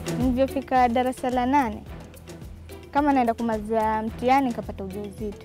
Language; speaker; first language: Swahili; native; Swahili